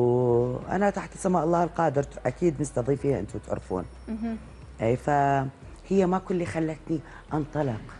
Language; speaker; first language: Arabic; native; Arabic